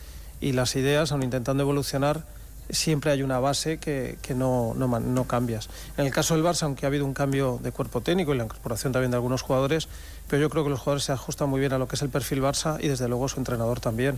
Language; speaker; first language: Spanish; native; Spanish